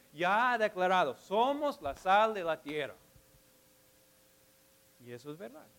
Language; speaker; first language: Spanish; non-native, fluent; English